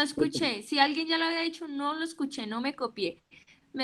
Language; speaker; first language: Spanish; native; Spanish